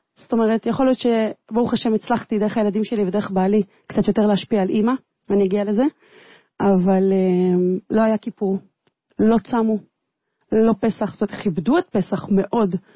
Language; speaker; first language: Hebrew; early bilingual, other home language; Russian